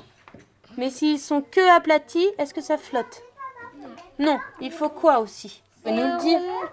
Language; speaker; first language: French; native; French